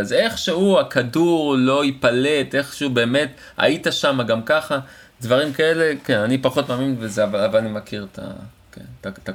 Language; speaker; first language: Hebrew; native; Hebrew